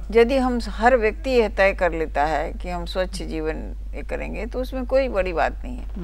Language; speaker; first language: Hindi; native; Hindi